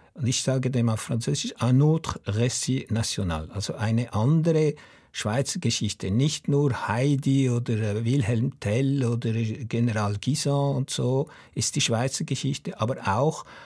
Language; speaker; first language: German; non-native, local second language; French